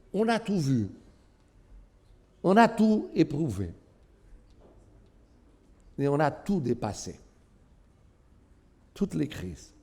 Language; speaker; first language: French; non-native, fluent; Portuguese